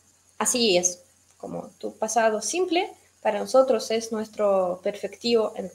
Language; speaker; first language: Spanish; non-native, fluent; Russian